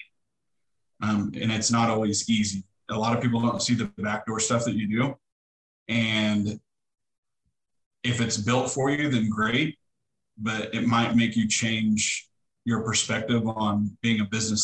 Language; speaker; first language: English; native; English